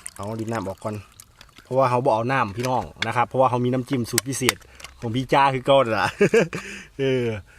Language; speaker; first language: Thai; native; Thai